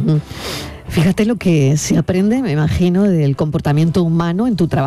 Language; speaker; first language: Spanish; native; Spanish